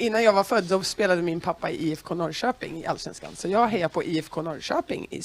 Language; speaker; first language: Swedish; native; Swedish